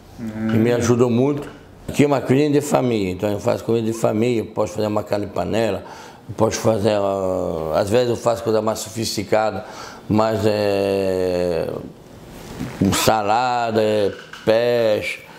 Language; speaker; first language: Portuguese; non-native, fluent; French